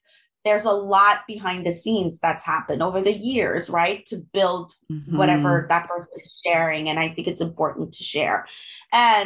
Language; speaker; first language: English; non-native, fluent; French